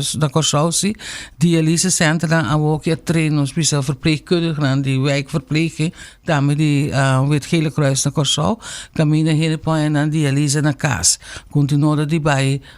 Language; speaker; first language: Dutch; non-native, local second language; Papiamento